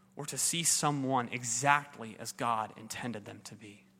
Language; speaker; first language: English; native; English